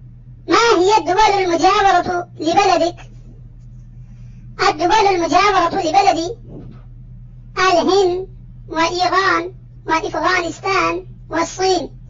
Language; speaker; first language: Arabic; non-native, fluent; Urdu